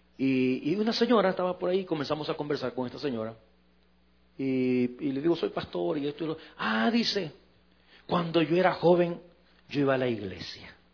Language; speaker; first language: Spanish; native; Spanish